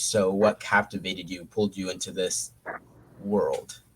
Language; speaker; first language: English; native; English